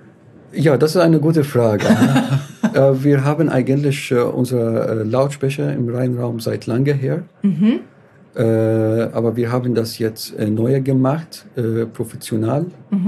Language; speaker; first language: German; non-native, fluent; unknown